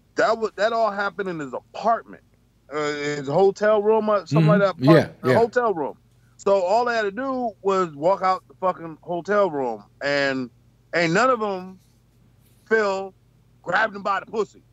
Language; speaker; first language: English; native; English